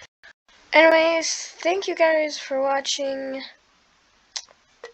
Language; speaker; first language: English; native; English